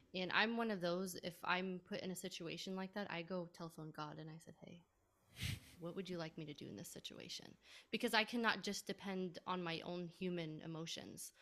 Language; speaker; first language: English; native; English